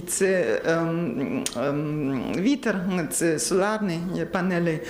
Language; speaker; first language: Ukrainian; non-native, learner; German